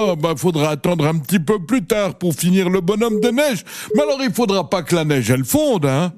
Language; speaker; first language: French; native; French